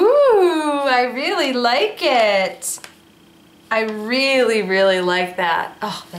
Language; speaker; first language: English; native; English